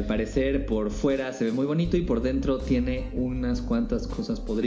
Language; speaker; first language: Spanish; native; Spanish